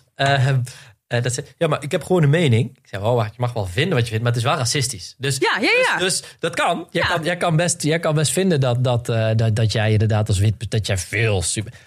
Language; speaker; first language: Dutch; native; Dutch